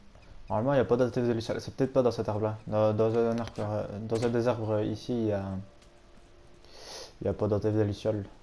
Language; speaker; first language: French; native; French